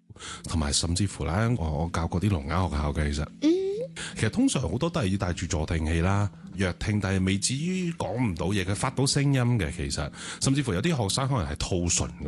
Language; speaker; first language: Cantonese; native; Cantonese